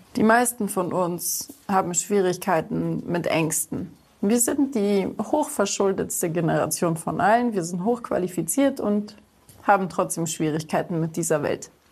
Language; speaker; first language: German; early bilingual, other home language; Greek